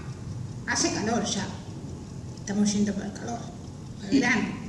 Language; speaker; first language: Spanish; native; Spanish